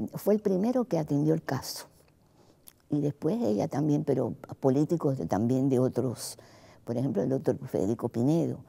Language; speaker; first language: Spanish; native; Spanish